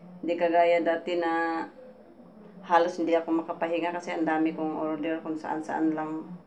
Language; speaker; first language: Filipino; non-native, local second language; Masbatenyo